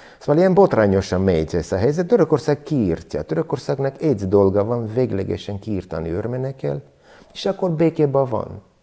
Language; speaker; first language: Hungarian; non-native, learner; Armenian